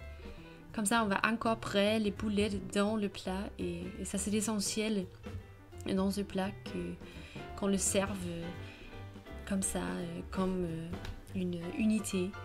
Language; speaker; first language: French; non-native, fluent; Danish